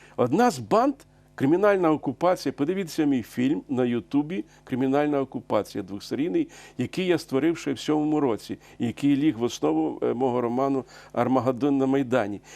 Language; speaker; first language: Ukrainian; native; Ukrainian